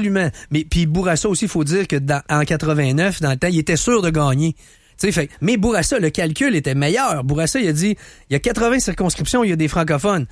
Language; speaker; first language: French; native; French